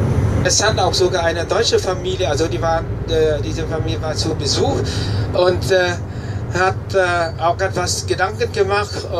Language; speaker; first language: German; non-native, fluent; Vietnamese